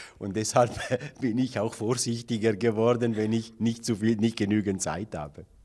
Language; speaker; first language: German; non-native, local second language; Italian